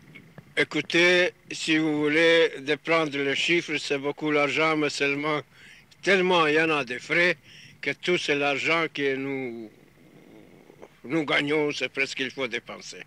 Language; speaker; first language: French; non-native, learner; Russian